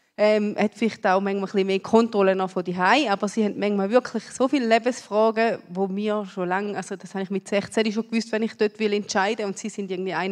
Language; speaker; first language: German; native; German